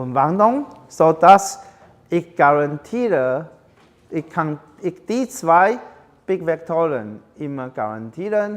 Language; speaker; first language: German; non-native, learner; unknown